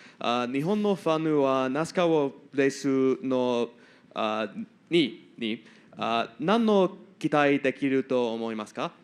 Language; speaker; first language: Japanese; non-native, learner; English